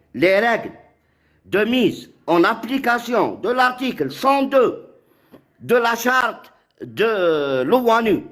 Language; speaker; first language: French; non-native, local second language; Arabic